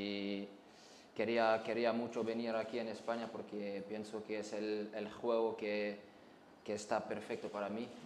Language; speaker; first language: Spanish; non-native, learner; French